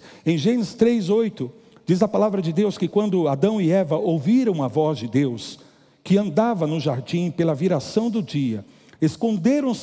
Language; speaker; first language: Portuguese; native; Portuguese